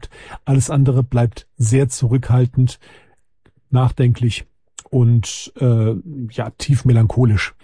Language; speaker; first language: German; native; German